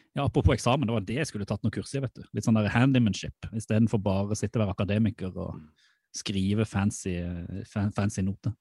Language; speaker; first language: Norwegian; native; Norwegian